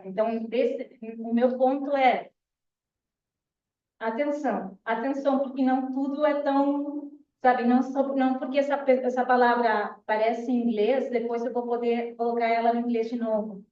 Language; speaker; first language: Portuguese; non-native, fluent; Spanish